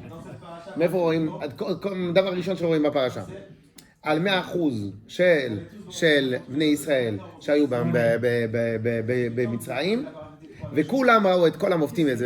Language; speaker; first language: Hebrew; non-native, fluent; French